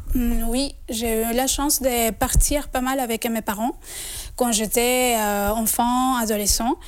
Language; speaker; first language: French; non-native, fluent; Spanish